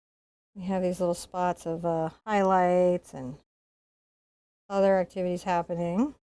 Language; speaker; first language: English; native; English